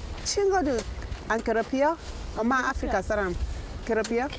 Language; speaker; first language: Korean; non-native, learner; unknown